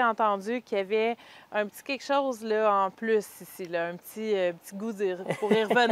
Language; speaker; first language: French; native; French